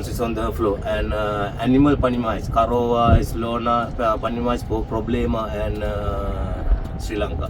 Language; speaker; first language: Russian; non-native, learner; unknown